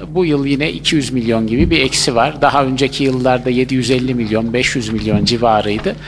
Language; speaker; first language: Turkish; native; Turkish